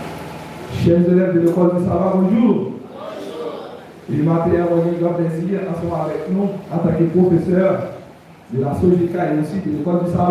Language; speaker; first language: French; non-native, local second language; Haitian Creole